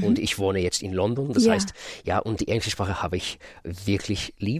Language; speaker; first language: German; non-native, fluent; Russian